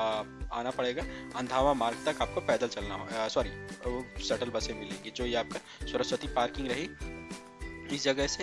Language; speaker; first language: Hindi; native; Hindi